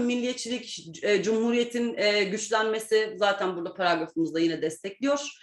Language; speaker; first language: Turkish; native; Turkish